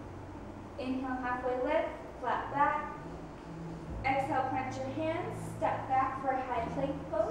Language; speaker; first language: English; native; English